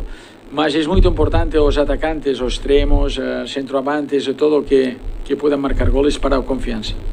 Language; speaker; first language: Portuguese; non-native, fluent; Spanish